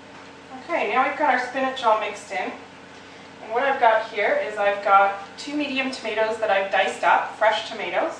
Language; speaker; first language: English; native; English